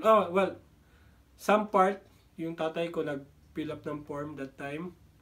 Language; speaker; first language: English; non-native, local second language; Filipino